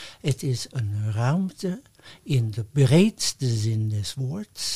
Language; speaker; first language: Dutch; non-native, fluent; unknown